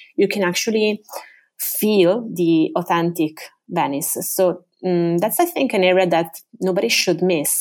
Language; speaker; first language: English; non-native, fluent; Italian